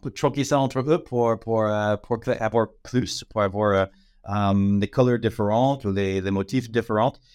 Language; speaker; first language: French; non-native, fluent; English